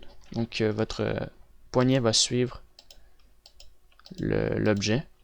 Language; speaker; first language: French; native; French